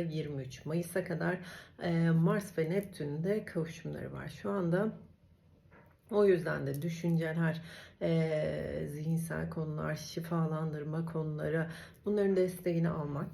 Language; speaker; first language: Turkish; native; Turkish